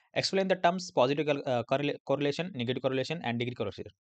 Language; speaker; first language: Hindi; non-native, local second language; Marathi